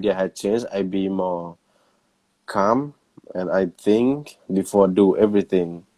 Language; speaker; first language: English; non-native, learner; Thai